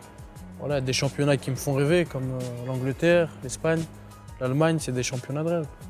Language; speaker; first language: French; native; French